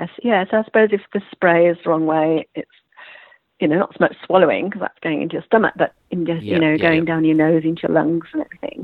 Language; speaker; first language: English; native; English